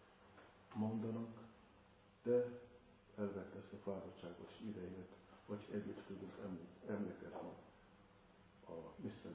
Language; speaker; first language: Hungarian; non-native, fluent; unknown